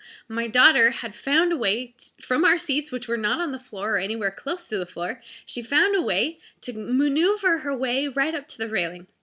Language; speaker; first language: English; native; English